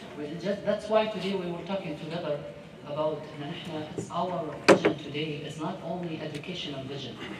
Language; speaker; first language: English; non-native, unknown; Arabic